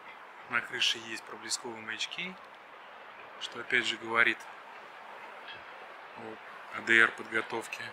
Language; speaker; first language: Russian; native; Russian